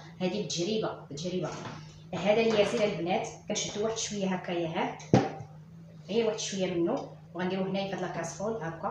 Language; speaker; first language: Arabic; native; Arabic